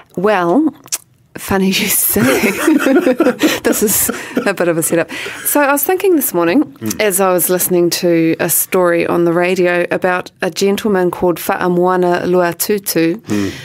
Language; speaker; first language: English; native; English